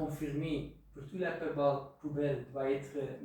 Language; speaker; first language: French; non-native, local second language; Dutch